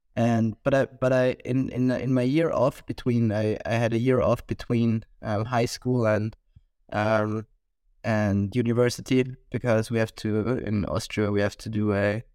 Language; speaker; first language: English; non-native, fluent; German